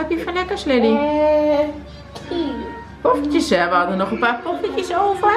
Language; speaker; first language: Dutch; native; Dutch